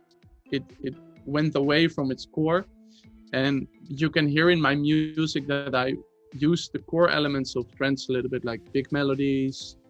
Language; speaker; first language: English; non-native, fluent; Dutch